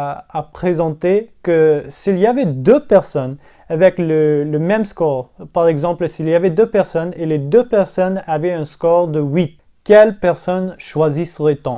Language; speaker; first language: French; non-native, learner; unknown